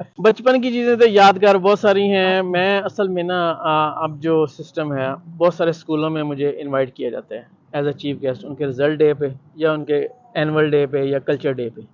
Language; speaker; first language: Urdu; non-native, local second language; Punjabi